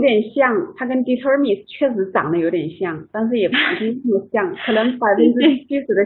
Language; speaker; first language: Chinese; native; Chinese